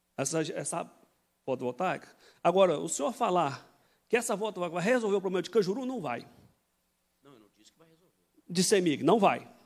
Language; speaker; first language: Portuguese; native; Portuguese